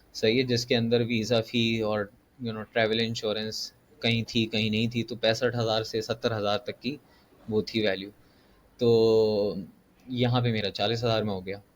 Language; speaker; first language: Urdu; native; Urdu